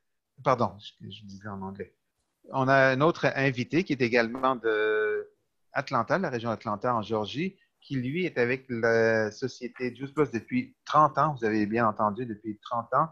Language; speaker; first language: French; native; French